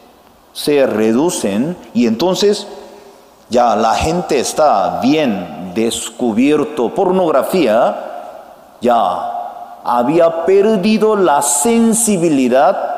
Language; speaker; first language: Spanish; non-native, learner; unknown